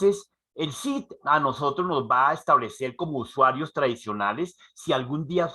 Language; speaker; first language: Spanish; native; Spanish